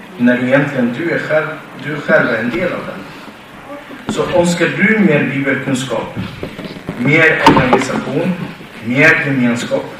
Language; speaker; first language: Swedish; non-native, fluent; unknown